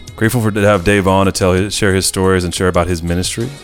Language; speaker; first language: English; native; English